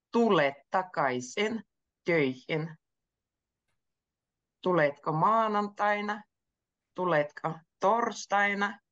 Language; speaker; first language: Finnish; native; Finnish